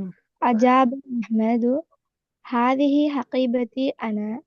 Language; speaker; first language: Arabic; non-native, learner; Tamil